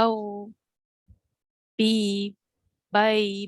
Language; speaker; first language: Arabic; non-native, learner; Malay